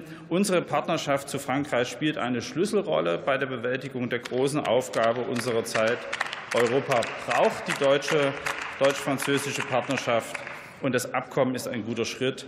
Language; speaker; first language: German; native; German